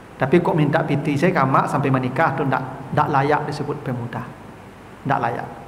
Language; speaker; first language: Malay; non-native, local second language; Minangkabau